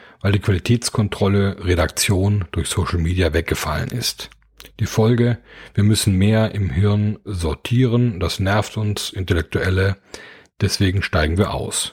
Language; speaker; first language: German; native; German